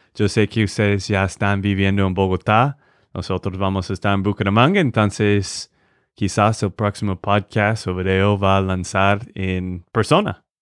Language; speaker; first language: Spanish; non-native, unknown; English